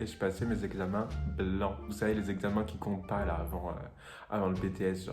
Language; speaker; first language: French; native; French